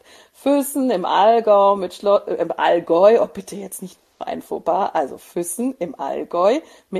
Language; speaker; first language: German; native; German